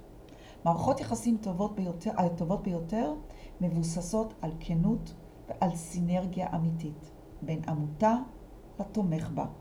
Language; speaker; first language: Hebrew; native; Hebrew